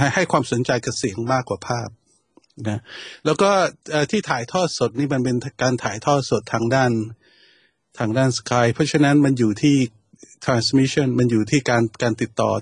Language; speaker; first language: Thai; native; Thai